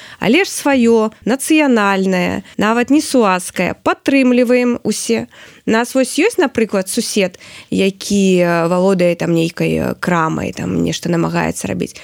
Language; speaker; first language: Belarusian; non-native, local second language; Russian